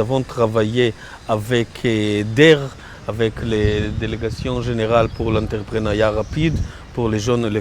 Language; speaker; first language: French; non-native, learner; Hebrew